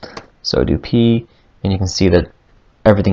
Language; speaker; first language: English; native; English